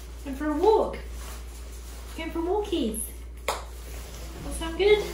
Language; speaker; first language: English; native; English